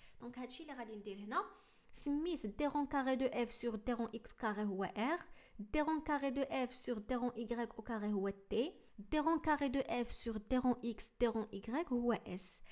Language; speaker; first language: French; non-native, local second language; Arabic